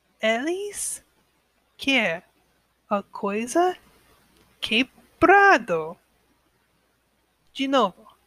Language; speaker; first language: Portuguese; non-native, learner; English